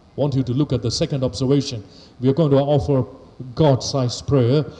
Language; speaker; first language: English; non-native, local second language; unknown